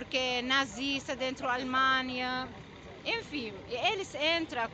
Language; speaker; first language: Portuguese; non-native, learner; Arabic